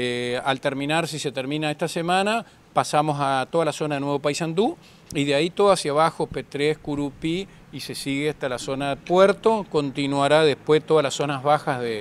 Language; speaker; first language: Spanish; native; Spanish